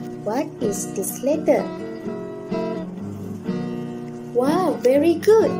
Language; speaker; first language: English; non-native, local second language; Malay